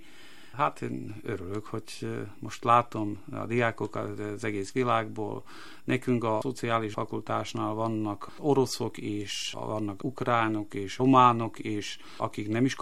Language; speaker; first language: Hungarian; non-native, local second language; Slovak